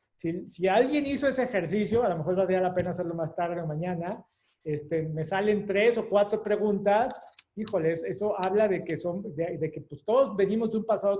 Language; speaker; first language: Spanish; native; Spanish